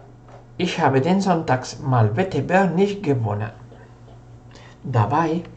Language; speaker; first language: German; non-native, fluent; Spanish